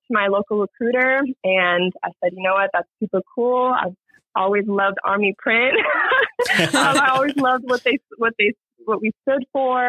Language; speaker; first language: English; native; English